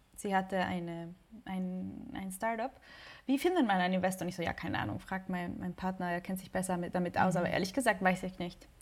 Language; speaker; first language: German; non-native, fluent; Spanish